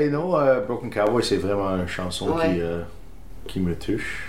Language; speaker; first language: French; non-native, fluent; English